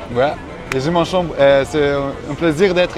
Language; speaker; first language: French; non-native, learner; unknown